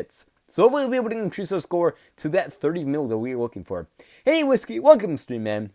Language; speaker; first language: English; native; English